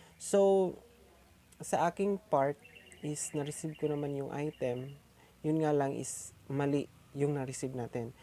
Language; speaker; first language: Filipino; non-native, local second language; Cebuano